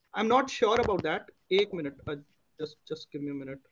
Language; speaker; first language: Hindi; native; Hindi